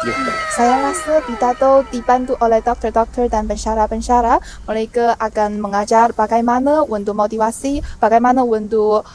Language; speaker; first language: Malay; non-native, fluent; Chinese